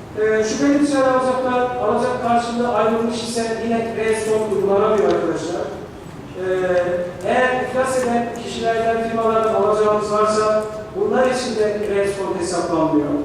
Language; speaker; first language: Turkish; native; Turkish